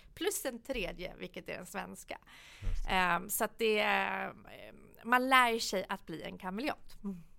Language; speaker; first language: Swedish; early bilingual, other home language; Persian